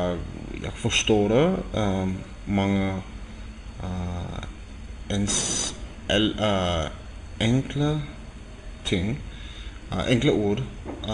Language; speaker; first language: Swedish; non-native, learner; English